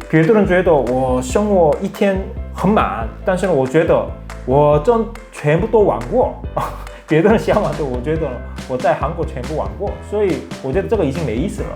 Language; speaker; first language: Chinese; non-native, fluent; Korean